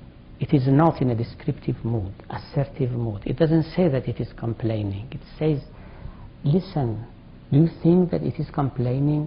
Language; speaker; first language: English; non-native, fluent; Persian